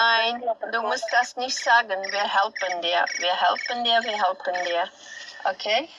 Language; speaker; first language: German; non-native, learner; Dutch